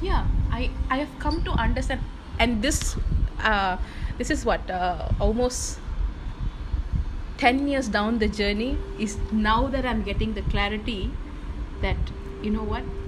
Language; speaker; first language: English; non-native, local second language; Tamil